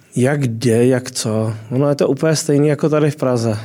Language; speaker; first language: Czech; native; Czech